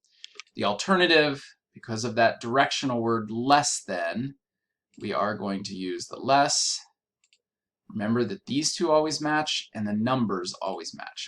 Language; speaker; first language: English; native; English